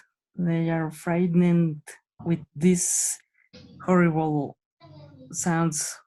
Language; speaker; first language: English; non-native, learner; Spanish